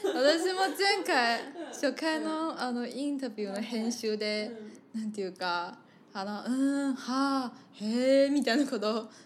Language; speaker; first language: Japanese; non-native, fluent; Chinese